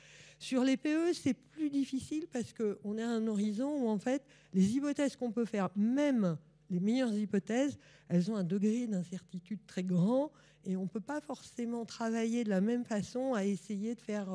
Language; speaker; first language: French; native; French